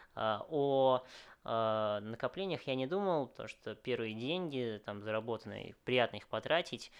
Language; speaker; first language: Russian; early bilingual, other home language; Vietnamese